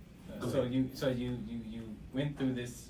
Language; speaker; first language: English; native; English